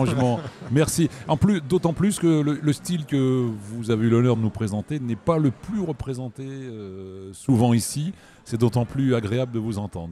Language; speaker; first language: French; native; French